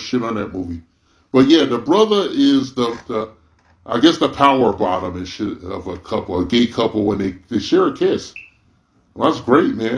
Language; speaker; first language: English; native; English